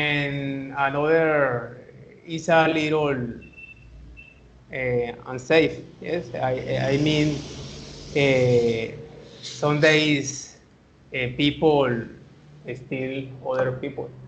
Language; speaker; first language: English; non-native, learner; Spanish